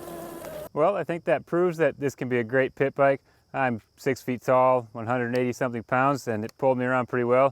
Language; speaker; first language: English; native; English